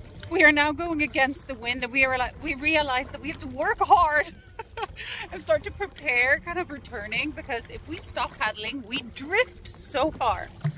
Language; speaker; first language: English; non-native, fluent; Swedish